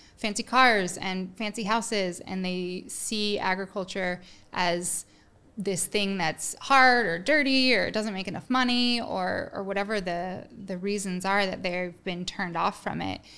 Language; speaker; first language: English; native; English